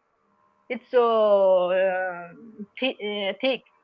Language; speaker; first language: English; non-native, learner; Odia